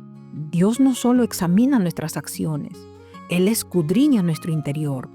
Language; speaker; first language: Spanish; native; Spanish